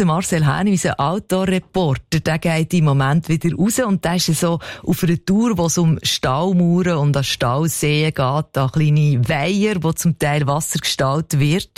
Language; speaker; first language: German; native; German